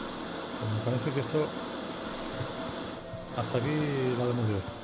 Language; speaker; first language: Spanish; native; Spanish